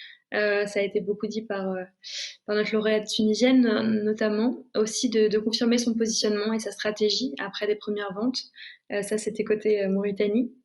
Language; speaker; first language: French; native; French